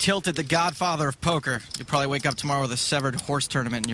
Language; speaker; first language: English; native; English